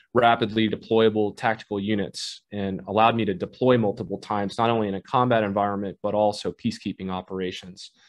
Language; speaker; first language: English; native; English